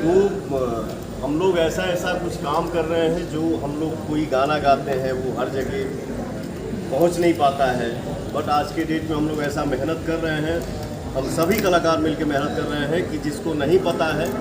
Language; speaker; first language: Hindi; non-native, local second language; Bhojpuri